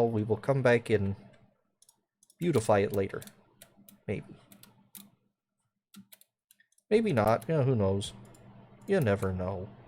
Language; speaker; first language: English; native; English